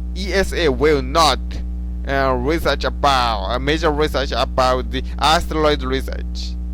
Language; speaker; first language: English; non-native, learner; Japanese